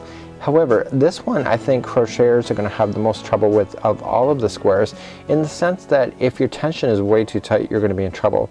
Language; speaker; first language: English; native; English